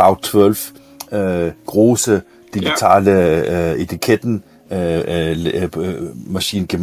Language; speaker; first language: German; non-native, learner; Danish